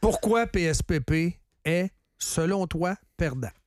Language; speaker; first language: French; native; French